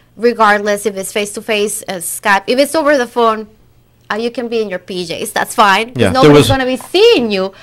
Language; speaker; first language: English; non-native, fluent; Spanish